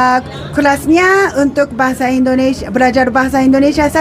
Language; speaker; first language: Indonesian; non-native, learner; Japanese